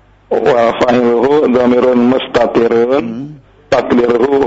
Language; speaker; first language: Arabic; non-native, learner; Indonesian